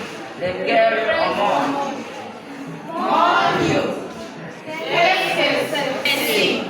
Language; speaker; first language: French; non-native, learner; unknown